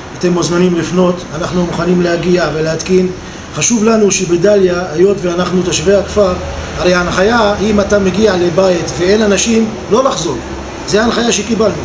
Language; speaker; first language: Hebrew; non-native, local second language; Arabic